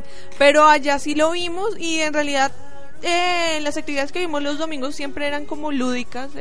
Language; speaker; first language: Spanish; native; Spanish